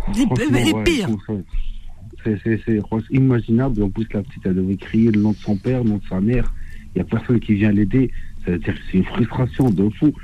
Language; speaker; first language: French; non-native, local second language; Arabic